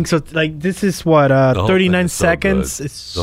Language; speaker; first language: English; native; English